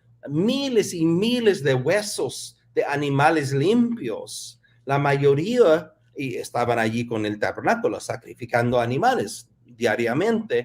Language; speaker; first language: Spanish; non-native, fluent; English